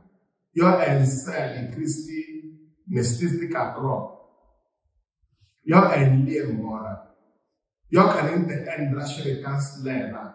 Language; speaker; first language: Swedish; non-native, fluent; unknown